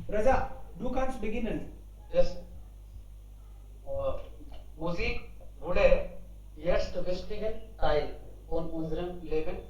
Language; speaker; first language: German; non-native, learner; Hindi